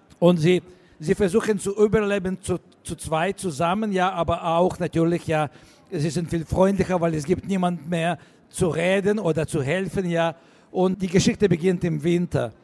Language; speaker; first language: German; non-native, learner; Russian